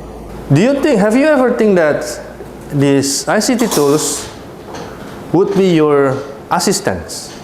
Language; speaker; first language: English; non-native, fluent; Indonesian